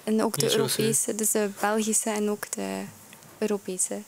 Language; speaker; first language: Dutch; early bilingual, other home language; Japanese